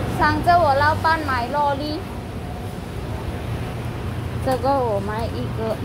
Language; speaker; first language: Chinese; non-native, learner; Javanese